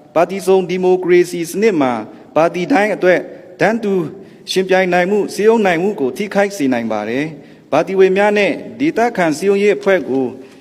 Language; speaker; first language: Burmese; non-native, local second language; Pa'o Karen